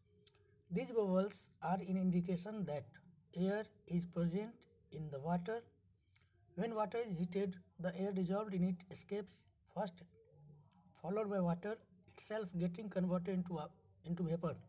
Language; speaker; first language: English; non-native, local second language; Hindi